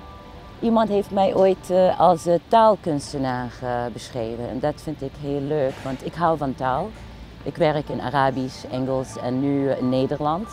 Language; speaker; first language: Dutch; non-native, fluent; Arabic